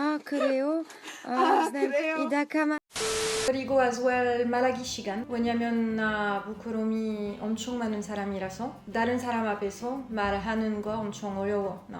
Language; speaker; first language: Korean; non-native, learner; French